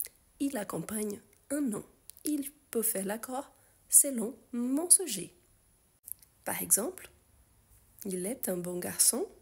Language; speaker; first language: French; non-native, fluent; Portuguese